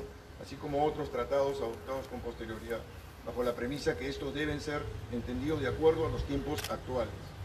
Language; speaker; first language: Spanish; native; Spanish